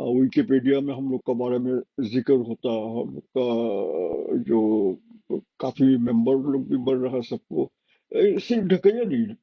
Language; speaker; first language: Hindi; non-native, fluent; Bangla